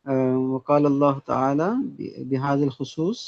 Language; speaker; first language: Arabic; non-native, learner; Urdu